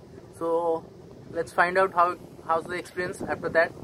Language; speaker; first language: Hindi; native; Hindi